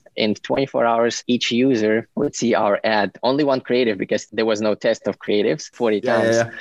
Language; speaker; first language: English; non-native, fluent; Ukrainian